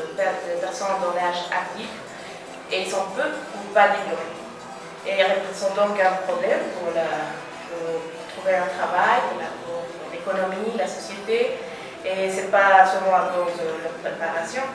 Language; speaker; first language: French; non-native, learner; Spanish